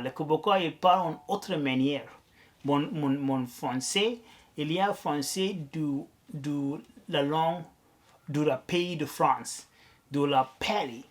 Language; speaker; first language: French; non-native, learner; Arabic